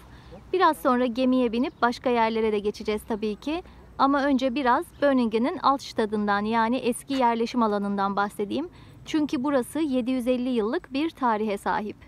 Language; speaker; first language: Turkish; native; Turkish